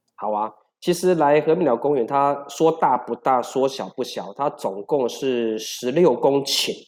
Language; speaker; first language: Chinese; native; Chinese